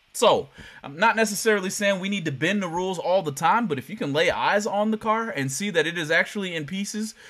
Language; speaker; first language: English; native; English